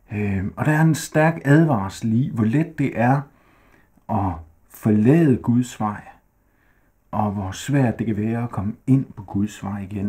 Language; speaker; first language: Danish; native; Danish